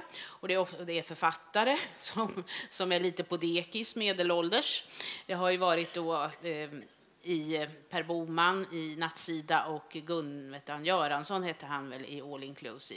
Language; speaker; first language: Swedish; native; Swedish